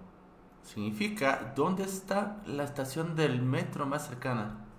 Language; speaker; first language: Spanish; non-native, fluent; Korean